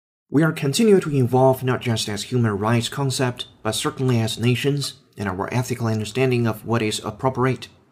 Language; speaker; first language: English; non-native, fluent; Chinese